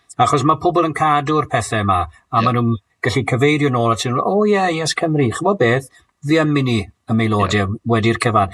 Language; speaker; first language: Welsh; native; Welsh